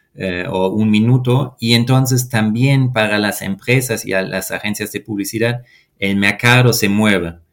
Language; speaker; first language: Spanish; non-native, fluent; German